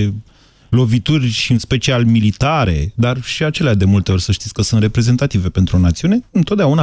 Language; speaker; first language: Romanian; native; Romanian